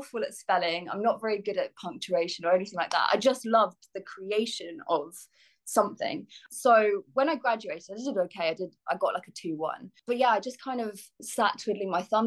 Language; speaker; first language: English; native; English